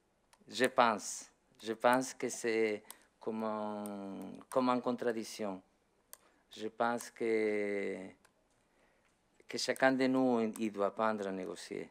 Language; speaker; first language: French; non-native, learner; Spanish